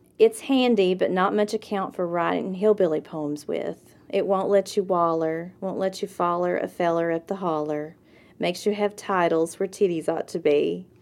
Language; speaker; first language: English; native; English